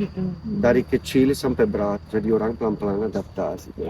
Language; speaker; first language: Indonesian; non-native, fluent; Italian